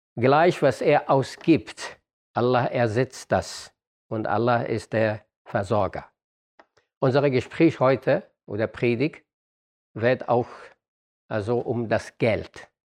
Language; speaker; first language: German; non-native, fluent; Arabic